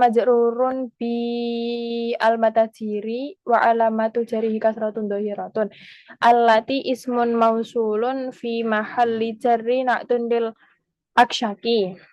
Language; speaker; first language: Arabic; non-native, learner; Indonesian